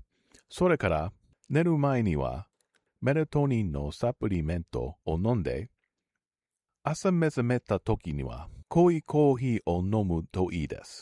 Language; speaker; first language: Japanese; non-native, learner; English